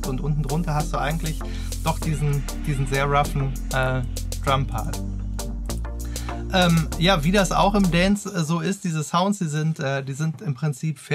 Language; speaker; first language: German; native; German